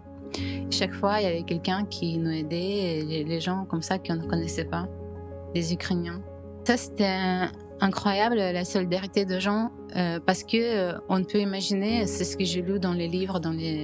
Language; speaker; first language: French; non-native, fluent; Ukrainian